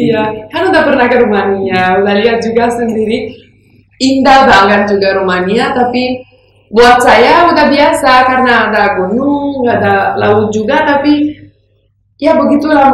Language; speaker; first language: Indonesian; non-native, fluent; Romanian